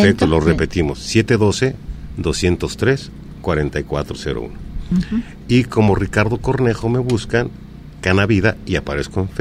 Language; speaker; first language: Spanish; native; Spanish